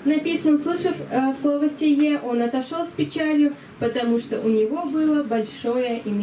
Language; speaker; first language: Russian; native; Russian